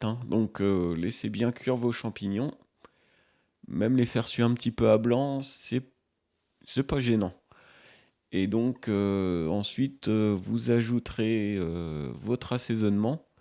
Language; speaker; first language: French; native; French